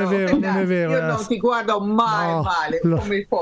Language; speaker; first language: Italian; non-native, learner; English